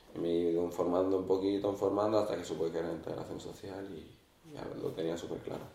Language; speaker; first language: Spanish; early bilingual, other home language; Arabic